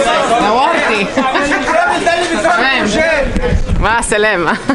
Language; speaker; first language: Arabic; non-native, learner; English